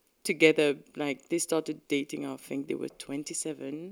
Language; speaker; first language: English; non-native, local second language; Morisyen